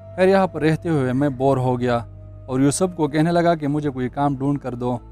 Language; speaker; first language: Urdu; non-native, local second language; Pashto